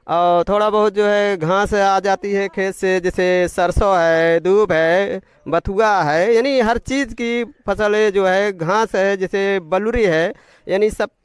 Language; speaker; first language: Hindi; native; Hindi